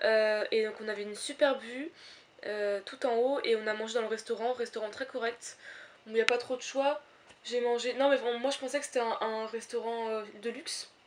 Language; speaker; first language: French; native; French